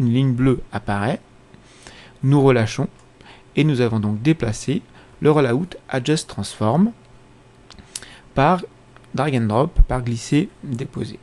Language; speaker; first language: French; native; French